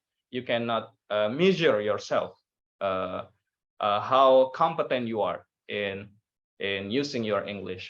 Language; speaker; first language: English; non-native, learner; Indonesian